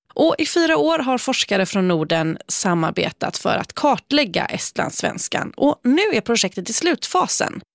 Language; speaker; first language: Swedish; native; Swedish